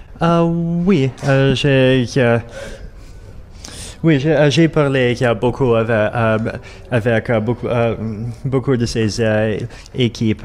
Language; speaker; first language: French; non-native, learner; Russian